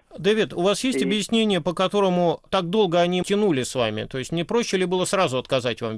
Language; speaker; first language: Russian; native; Russian